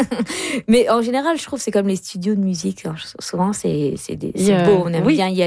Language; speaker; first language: French; native; French